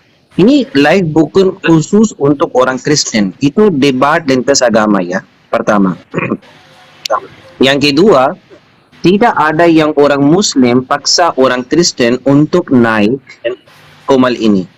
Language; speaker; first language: Indonesian; non-native, learner; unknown